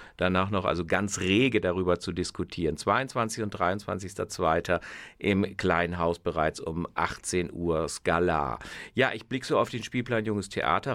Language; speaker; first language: German; native; German